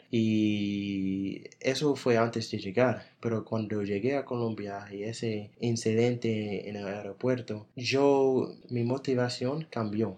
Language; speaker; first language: Spanish; non-native, fluent; English